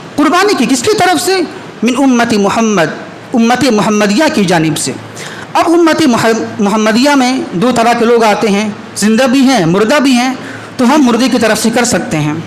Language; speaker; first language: Urdu; native; Urdu